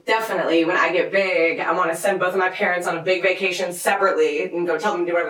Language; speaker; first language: English; native; English